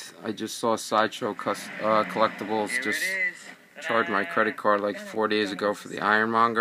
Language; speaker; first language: English; native; English